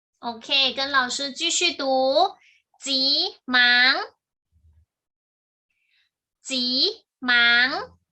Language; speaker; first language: Chinese; non-native, fluent; Thai